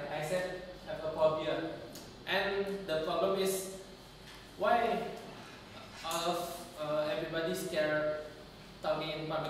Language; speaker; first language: English; non-native, learner; Indonesian